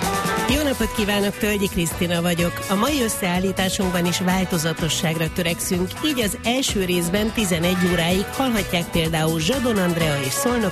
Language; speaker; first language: Hungarian; native; Hungarian